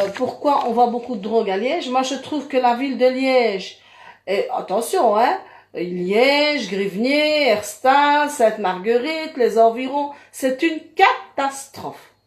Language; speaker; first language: French; early bilingual, other home language; Arabic